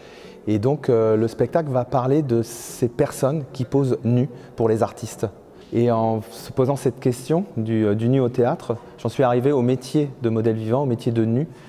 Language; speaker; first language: French; native; French